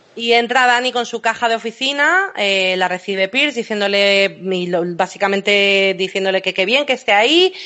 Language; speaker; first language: Spanish; native; Spanish